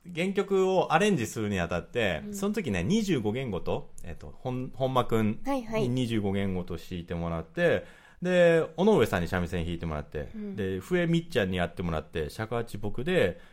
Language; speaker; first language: Japanese; native; Japanese